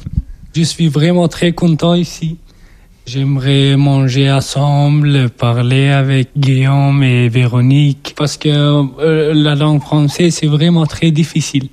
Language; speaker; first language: French; non-native, learner; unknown